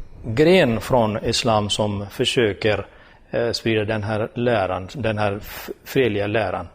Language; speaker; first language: Swedish; non-native, fluent; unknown